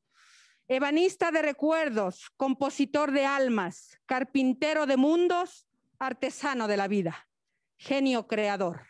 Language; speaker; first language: Spanish; native; Spanish